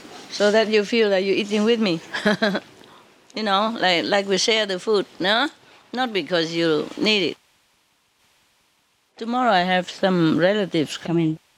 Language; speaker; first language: English; non-native, fluent; Vietnamese